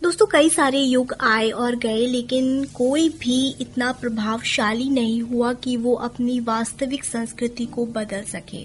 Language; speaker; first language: Hindi; native; Hindi